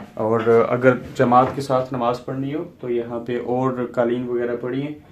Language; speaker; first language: Urdu; native; Urdu